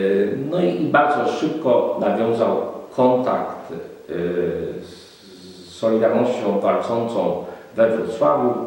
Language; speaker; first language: Polish; native; Polish